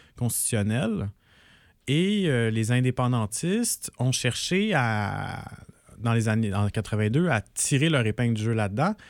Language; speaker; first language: French; native; French